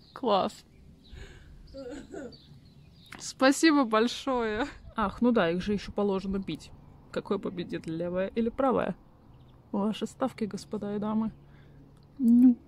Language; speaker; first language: Russian; native; Russian